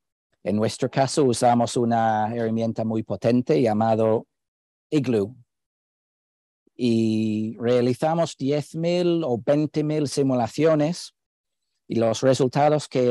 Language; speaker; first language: Spanish; non-native, fluent; English